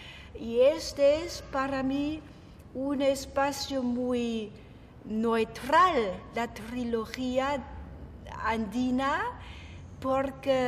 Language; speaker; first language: Spanish; non-native, fluent; German